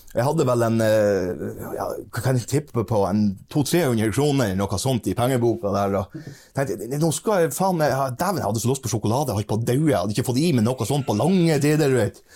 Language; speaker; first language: Norwegian; native; Norwegian